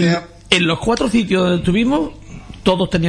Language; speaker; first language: Spanish; native; Spanish